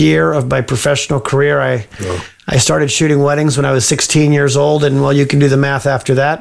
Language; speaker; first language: English; native; English